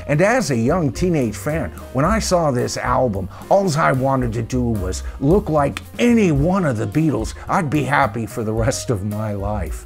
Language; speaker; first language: English; native; English